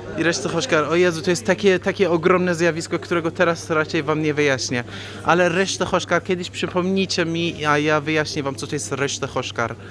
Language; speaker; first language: Polish; non-native, fluent; Persian